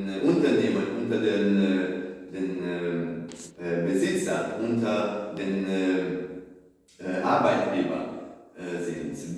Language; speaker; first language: German; non-native, fluent; Italian